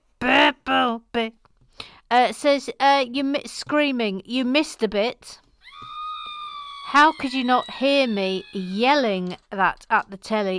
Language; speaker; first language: English; native; English